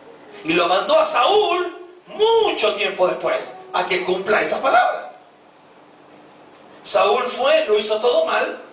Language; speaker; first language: Spanish; native; Spanish